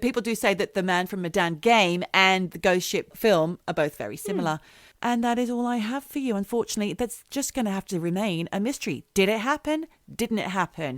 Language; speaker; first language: English; native; English